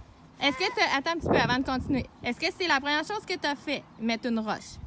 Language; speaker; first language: French; native; French